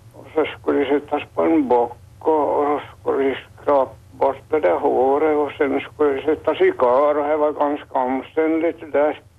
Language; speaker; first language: Swedish; native; Swedish